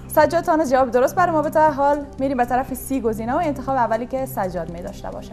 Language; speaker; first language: Persian; native; Persian